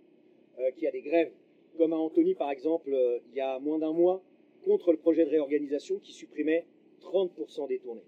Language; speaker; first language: French; native; French